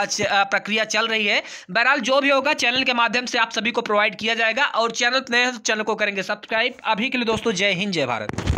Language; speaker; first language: Hindi; native; Hindi